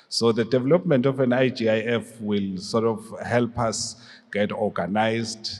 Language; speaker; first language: English; non-native, local second language; Swati